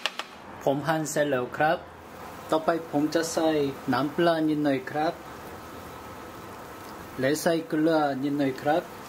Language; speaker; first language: Thai; non-native, learner; Korean